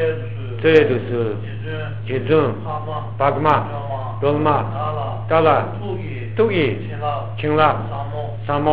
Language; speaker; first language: Russian; native; Russian